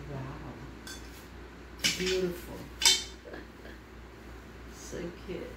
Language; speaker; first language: English; non-native, local second language; Filipino